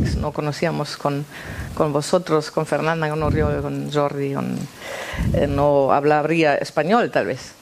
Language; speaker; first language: Spanish; non-native, fluent; German